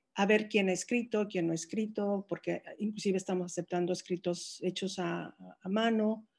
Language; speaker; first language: Spanish; native; Spanish